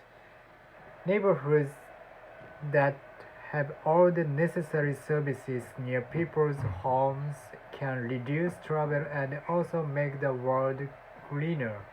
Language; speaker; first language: English; non-native, learner; Japanese